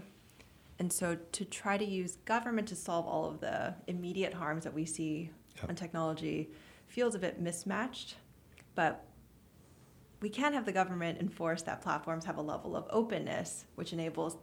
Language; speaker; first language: English; native; English